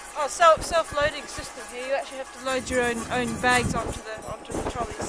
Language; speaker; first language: English; native; English